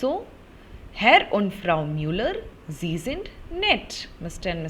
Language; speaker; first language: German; non-native, fluent; Hindi